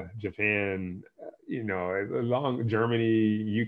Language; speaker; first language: English; native; English